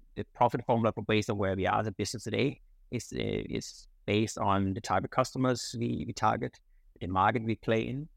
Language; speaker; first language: English; non-native, fluent; Danish